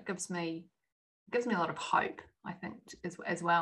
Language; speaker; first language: English; native; English